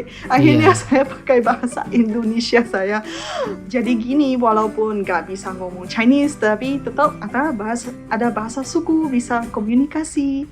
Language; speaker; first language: Indonesian; non-native, fluent; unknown